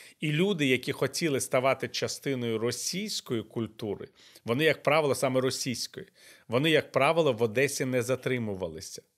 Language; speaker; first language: Ukrainian; native; Ukrainian